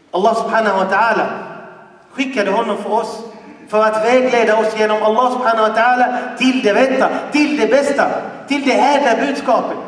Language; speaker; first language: Swedish; non-native, fluent; Arabic